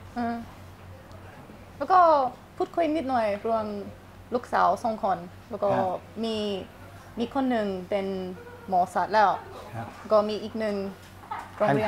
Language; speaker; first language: Thai; non-native, fluent; English